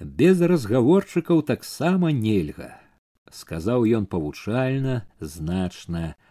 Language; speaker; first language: Belarusian; native; Belarusian